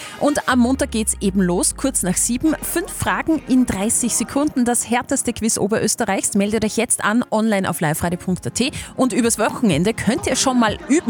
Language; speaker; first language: German; native; German